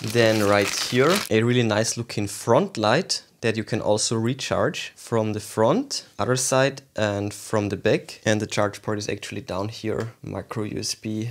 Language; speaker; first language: English; non-native, fluent; German